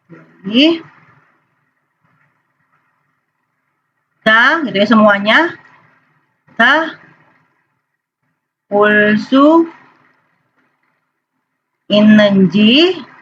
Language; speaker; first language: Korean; non-native, fluent; Indonesian